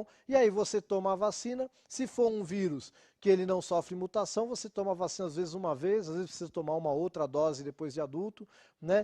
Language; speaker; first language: Portuguese; native; Portuguese